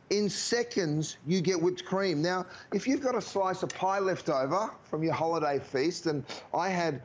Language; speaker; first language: English; native; English